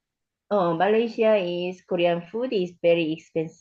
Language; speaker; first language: English; non-native, learner; Korean